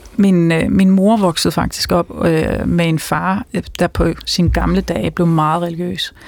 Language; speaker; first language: Danish; early bilingual, other home language; Persian